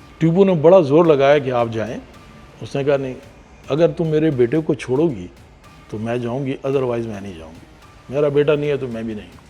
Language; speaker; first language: Urdu; non-native, local second language; Pashto